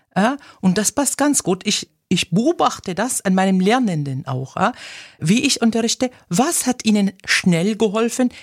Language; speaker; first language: German; non-native, fluent; Arabic